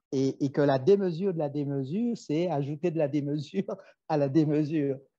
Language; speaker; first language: French; native; French